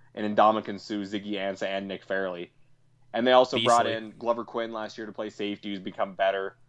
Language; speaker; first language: English; native; English